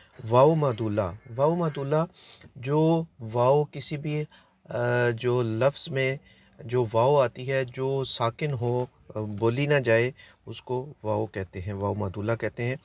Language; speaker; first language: Urdu; native; Urdu